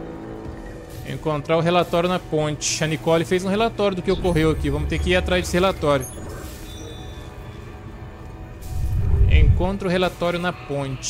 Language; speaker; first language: Portuguese; native; Portuguese